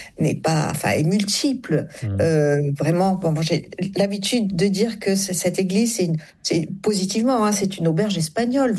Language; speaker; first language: French; native; French